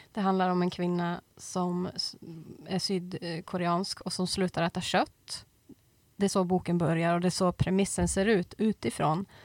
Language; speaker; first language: Swedish; native; Swedish